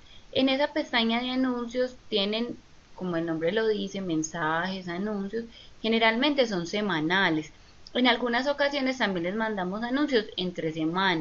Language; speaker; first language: Spanish; native; Spanish